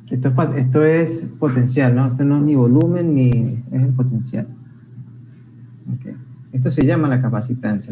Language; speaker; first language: Spanish; native; Spanish